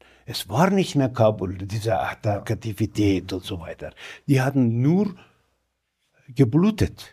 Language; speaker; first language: German; non-native, fluent; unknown